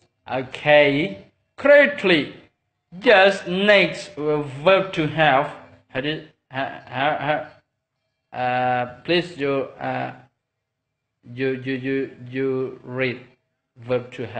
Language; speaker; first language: English; non-native, learner; Thai